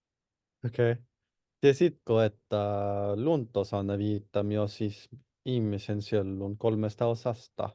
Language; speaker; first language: Finnish; non-native, learner; English